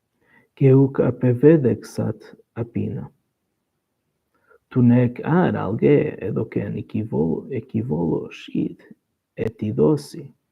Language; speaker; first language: Greek; non-native, learner; Portuguese